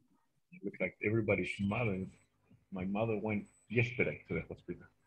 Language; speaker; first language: English; non-native, fluent; Spanish